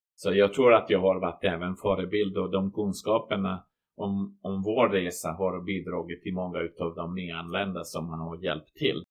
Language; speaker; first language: Swedish; non-native, fluent; Croatian